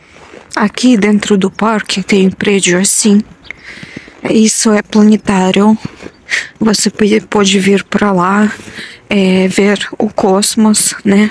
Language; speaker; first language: Portuguese; non-native, learner; Russian